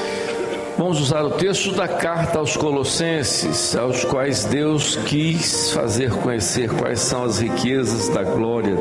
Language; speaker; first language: Portuguese; native; Portuguese